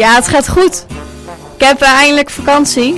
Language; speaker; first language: Dutch; native; Dutch